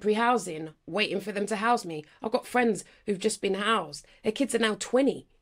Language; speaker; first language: English; native; English